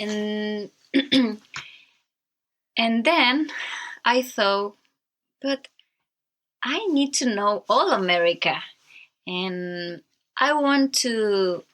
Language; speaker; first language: English; non-native, learner; Spanish